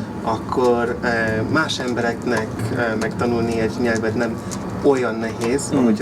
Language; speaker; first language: Hungarian; non-native, learner; English